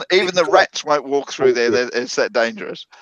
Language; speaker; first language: English; native; English